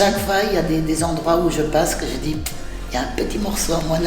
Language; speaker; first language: French; non-native, fluent; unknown